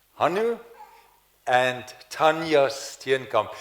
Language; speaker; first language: English; non-native, local second language; Afrikaans